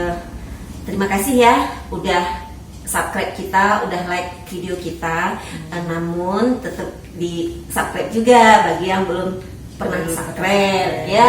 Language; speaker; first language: Indonesian; native; Indonesian